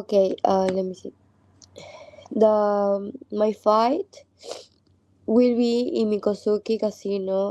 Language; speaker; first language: English; non-native, learner; Spanish